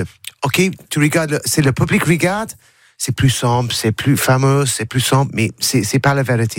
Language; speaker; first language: French; non-native, learner; English